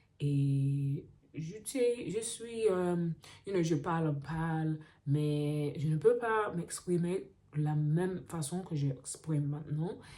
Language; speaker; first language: French; non-native, learner; English